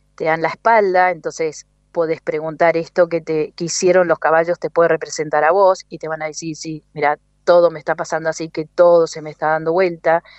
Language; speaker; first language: Spanish; native; Spanish